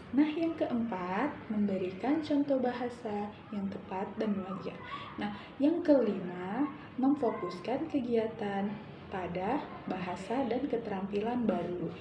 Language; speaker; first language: Indonesian; native; Indonesian